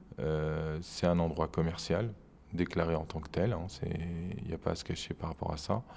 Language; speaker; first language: French; native; French